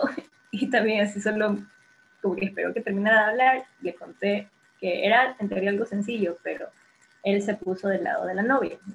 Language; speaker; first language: Spanish; native; Spanish